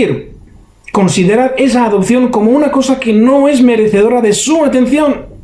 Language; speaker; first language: Spanish; native; Spanish